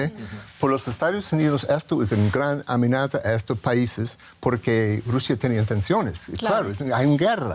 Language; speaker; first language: Spanish; non-native, learner; English